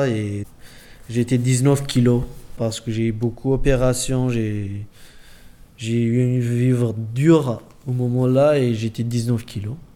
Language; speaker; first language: French; non-native, learner; Kurdish